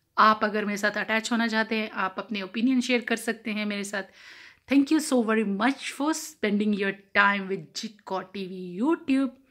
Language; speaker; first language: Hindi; non-native, local second language; Punjabi